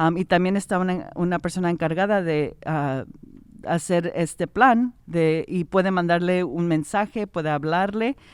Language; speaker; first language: Spanish; early bilingual, heritage; Spanish